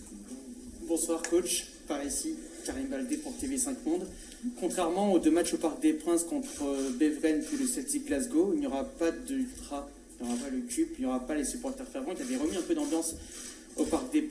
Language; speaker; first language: French; native; French